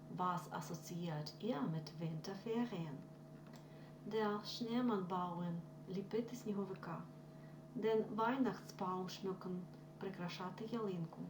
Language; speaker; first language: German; non-native, fluent; Ukrainian